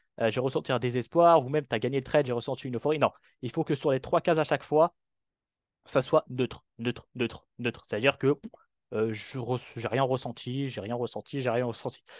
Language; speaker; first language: French; non-native, local second language; Arabic